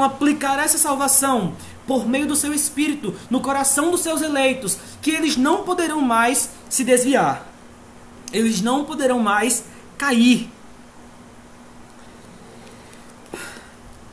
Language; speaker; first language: Portuguese; native; Portuguese